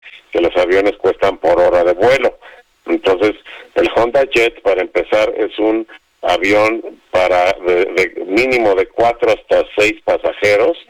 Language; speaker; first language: Spanish; native; Spanish